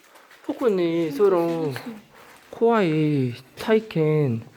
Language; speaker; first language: Japanese; non-native, learner; Korean